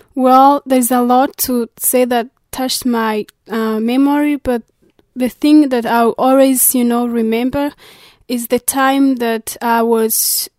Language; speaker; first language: English; non-native, local second language; Kinyarwanda